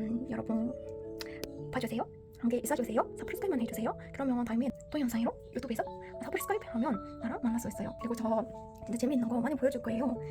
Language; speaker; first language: Korean; non-native, learner; Mongolian